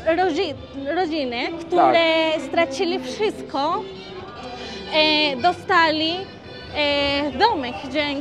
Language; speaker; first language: Polish; non-native, learner; Spanish